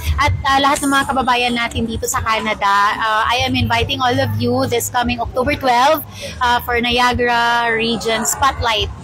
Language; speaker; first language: Filipino; non-native, local second language; Cebuano